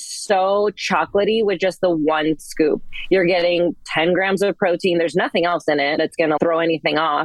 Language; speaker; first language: English; native; English